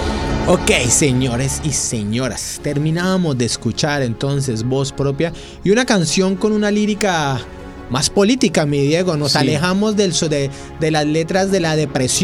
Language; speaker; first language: Spanish; native; Spanish